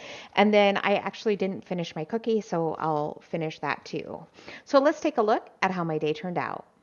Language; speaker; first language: English; native; English